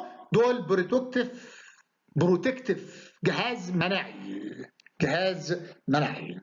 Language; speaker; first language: Arabic; native; Arabic